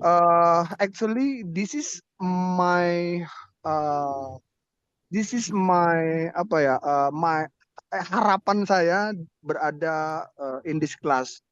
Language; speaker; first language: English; non-native, learner; Indonesian